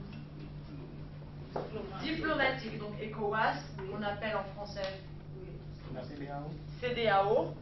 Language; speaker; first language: French; native; French